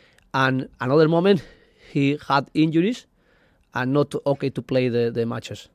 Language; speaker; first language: English; non-native, learner; Spanish